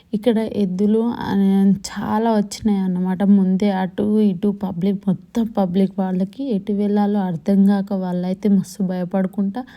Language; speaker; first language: Telugu; non-native, local second language; Lambadi